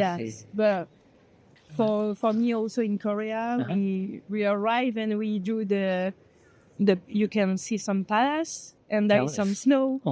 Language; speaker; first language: English; non-native, learner; French